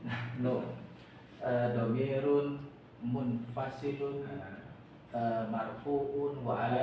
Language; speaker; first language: Arabic; non-native, learner; Indonesian